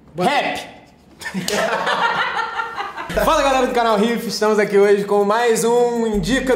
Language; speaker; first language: Portuguese; native; Portuguese